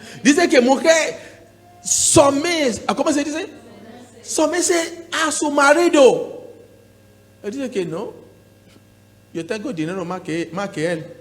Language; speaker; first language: Spanish; non-native, learner; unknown